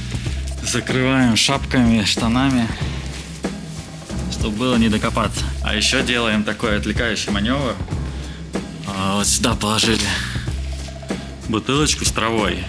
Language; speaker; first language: Russian; native; Russian